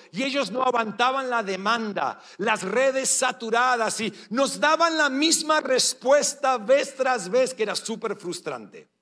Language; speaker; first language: Spanish; non-native, fluent; English